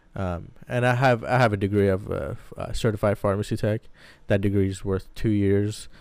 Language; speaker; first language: English; early bilingual, other home language; Arabic